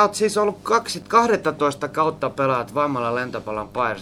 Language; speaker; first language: Finnish; native; Finnish